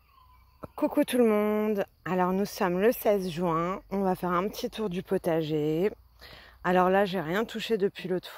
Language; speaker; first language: French; native; French